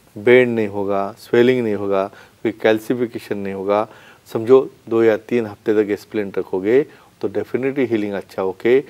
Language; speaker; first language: Hindi; non-native, local second language; Marathi